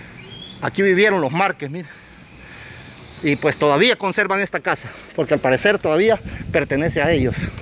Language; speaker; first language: Spanish; native; Spanish